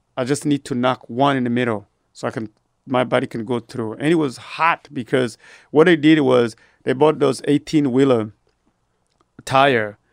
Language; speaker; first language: English; non-native, fluent; Rundi